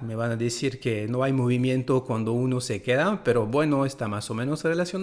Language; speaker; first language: Spanish; non-native, fluent; French